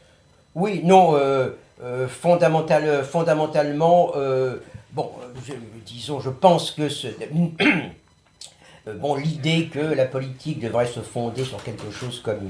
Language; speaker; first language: French; native; French